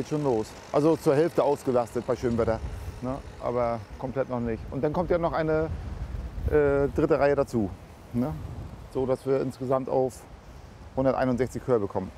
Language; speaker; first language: German; native; German